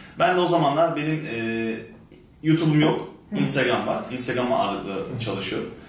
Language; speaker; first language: Turkish; early bilingual, heritage; Turkish